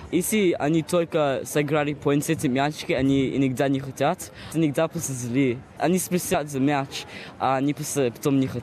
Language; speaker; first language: Russian; early bilingual, heritage; Russian